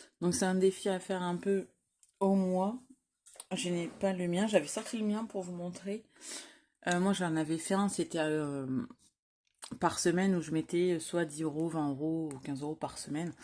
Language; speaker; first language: French; native; French